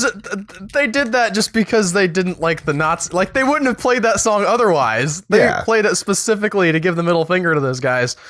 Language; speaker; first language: English; native; English